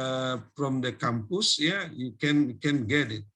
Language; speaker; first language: English; non-native, fluent; Indonesian